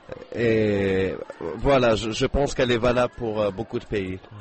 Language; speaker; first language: French; non-native, local second language; Arabic